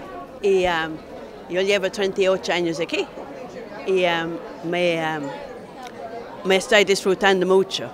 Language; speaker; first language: Spanish; non-native, fluent; English